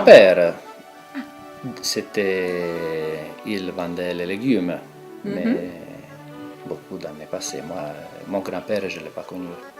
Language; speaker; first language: French; non-native, local second language; Italian